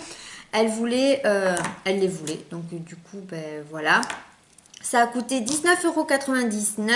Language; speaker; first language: French; native; French